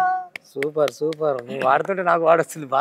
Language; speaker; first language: Telugu; native; Telugu